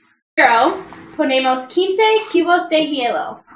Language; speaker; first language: Spanish; non-native, learner; English